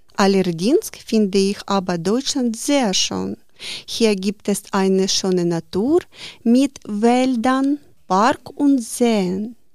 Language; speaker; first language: German; non-native, learner; Ukrainian